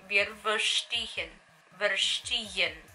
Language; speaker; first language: German; non-native, learner; English